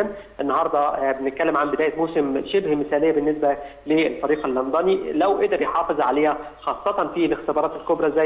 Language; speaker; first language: Arabic; native; Arabic